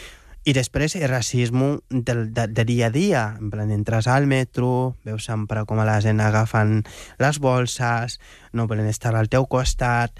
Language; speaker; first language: Catalan; non-native, fluent; Wolof